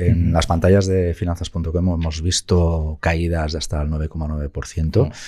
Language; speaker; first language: Spanish; native; Spanish